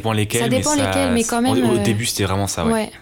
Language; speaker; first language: French; native; French